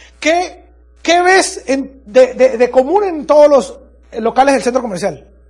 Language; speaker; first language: Spanish; native; Spanish